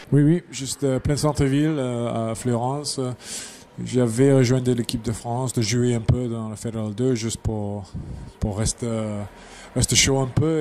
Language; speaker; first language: French; non-native, fluent; English